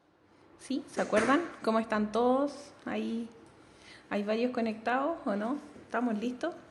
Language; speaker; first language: Spanish; native; Spanish